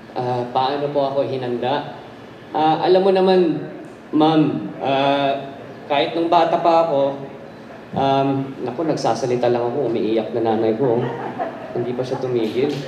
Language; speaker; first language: Filipino; native; Filipino